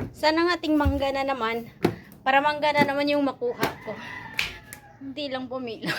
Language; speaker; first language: Filipino; non-native, local second language; Cebuano